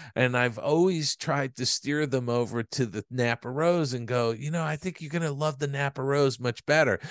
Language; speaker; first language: English; native; English